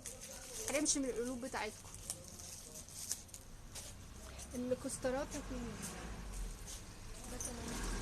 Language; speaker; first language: Arabic; native; Arabic